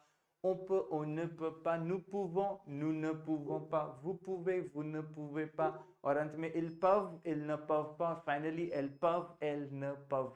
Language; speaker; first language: French; non-native, fluent; Hindi